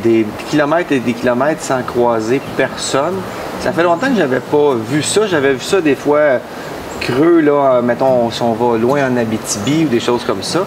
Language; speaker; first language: French; native; French